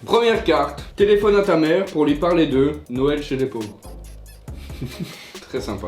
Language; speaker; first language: French; native; French